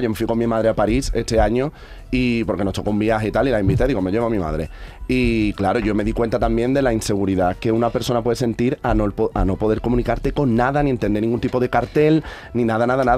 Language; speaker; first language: Spanish; native; Spanish